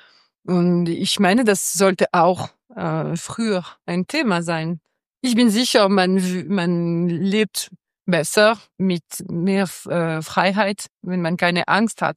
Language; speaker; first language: German; non-native, local second language; French